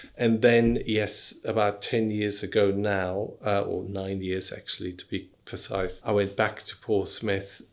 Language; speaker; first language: English; non-native, fluent; German